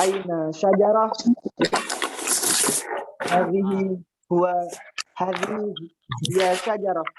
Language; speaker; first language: Arabic; non-native, learner; Indonesian